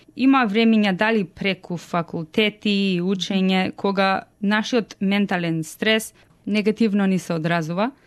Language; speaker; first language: Macedonian; early bilingual, heritage; Macedonian